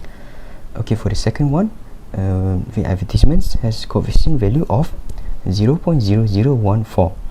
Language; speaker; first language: English; non-native, local second language; Malay